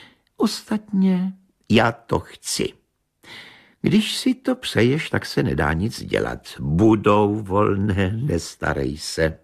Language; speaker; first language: Czech; native; Czech